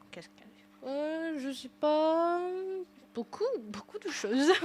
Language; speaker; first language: French; non-native, learner; Ukrainian